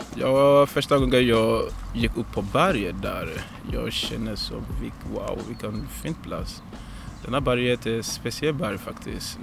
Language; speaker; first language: Swedish; non-native, fluent; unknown